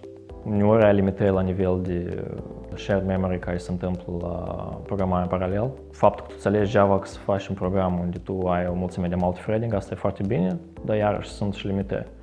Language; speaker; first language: Romanian; native; Romanian